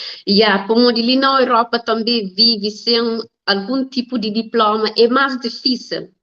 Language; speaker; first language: Portuguese; non-native, learner; Kabuverdianu